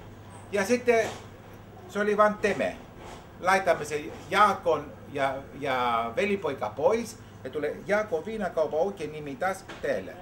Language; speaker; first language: Finnish; non-native, learner; Greek